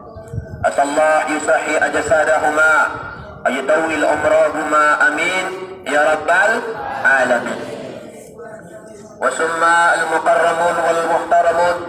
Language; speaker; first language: Arabic; non-native, fluent; Indonesian